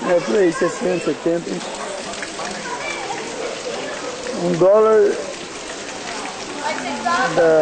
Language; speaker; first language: Portuguese; native; Portuguese